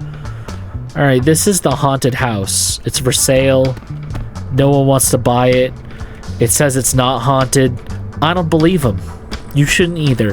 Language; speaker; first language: English; native; English